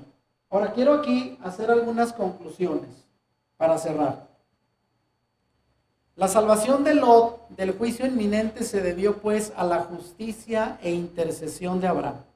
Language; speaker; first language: Spanish; native; Spanish